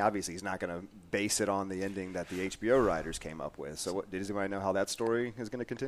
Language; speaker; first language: English; native; English